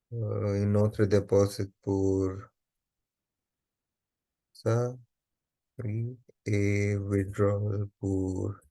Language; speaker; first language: French; non-native, learner; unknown